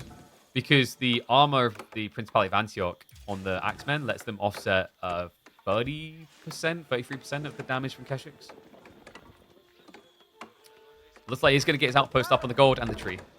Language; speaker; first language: English; native; English